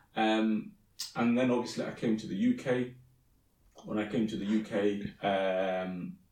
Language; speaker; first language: English; early bilingual, other home language; Somali